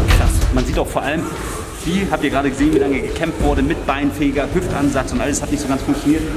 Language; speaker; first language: German; native; German